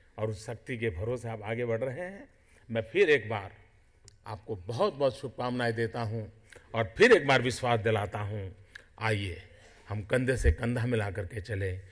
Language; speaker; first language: Hindi; non-native, local second language; Gujarati